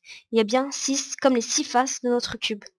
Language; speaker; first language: French; native; French